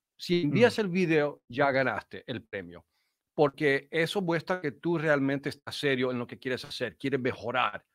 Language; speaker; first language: Spanish; early bilingual, heritage; Spanish